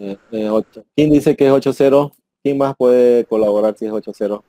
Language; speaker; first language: Spanish; native; Spanish